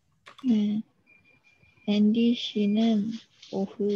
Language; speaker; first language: Korean; non-native, learner; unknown